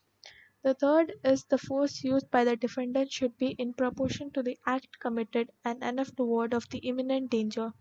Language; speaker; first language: English; non-native, local second language; Hindi